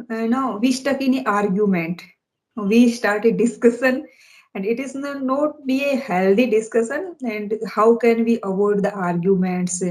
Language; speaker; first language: English; non-native, learner; Hindi